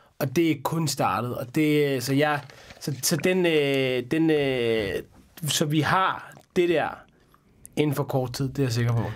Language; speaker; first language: Danish; early bilingual, other home language; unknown